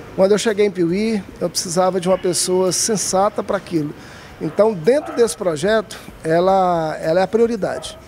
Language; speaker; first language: Portuguese; native; Portuguese